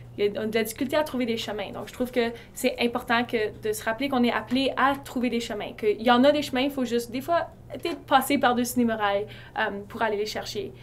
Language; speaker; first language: French; native; French